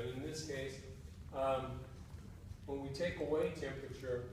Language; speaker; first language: English; native; English